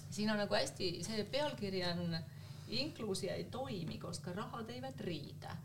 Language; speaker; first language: Estonian; native; Estonian